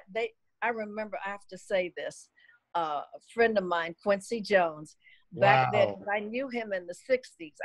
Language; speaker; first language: English; native; English